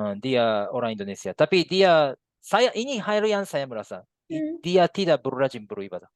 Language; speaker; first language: Indonesian; non-native, fluent; Japanese